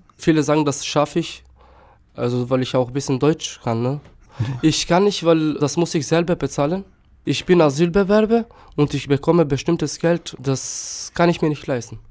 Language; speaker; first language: German; non-native, fluent; Turkish